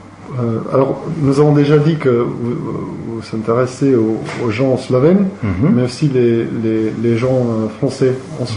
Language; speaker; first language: French; non-native, learner; Slovenian